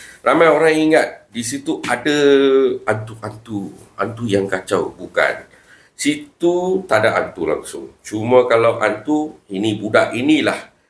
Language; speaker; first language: Malay; non-native, local second language; Tamil